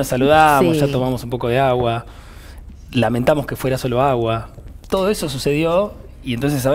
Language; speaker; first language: Spanish; native; Spanish